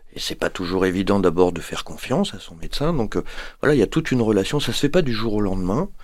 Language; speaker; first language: French; native; French